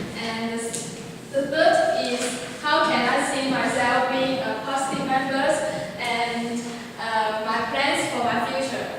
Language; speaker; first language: English; non-native, learner; Chinese